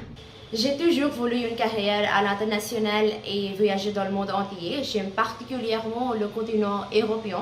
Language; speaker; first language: French; non-native, learner; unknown